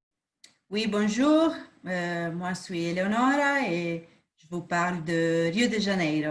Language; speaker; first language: French; non-native, fluent; Portuguese